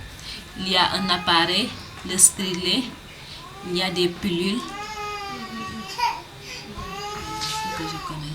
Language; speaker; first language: French; non-native, learner; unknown